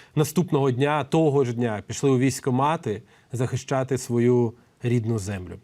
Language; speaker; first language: Ukrainian; native; Ukrainian